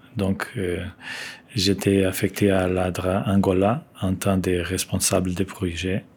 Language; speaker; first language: French; non-native, fluent; Portuguese